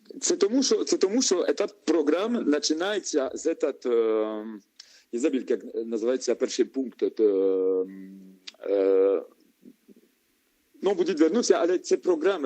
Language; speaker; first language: Ukrainian; non-native, learner; French